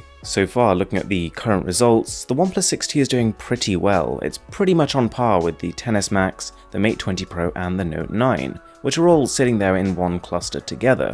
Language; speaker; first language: English; native; English